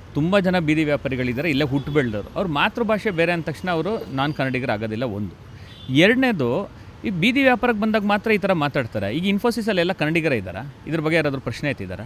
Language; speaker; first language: Kannada; non-native, local second language; Telugu